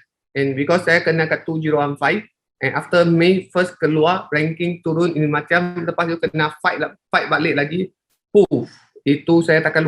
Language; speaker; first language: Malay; non-native, local second language; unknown